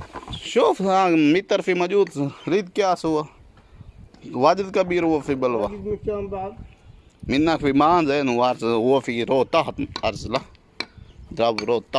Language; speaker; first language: Arabic; non-native, learner; Punjabi